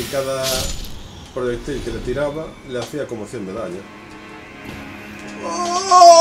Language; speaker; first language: Spanish; native; Spanish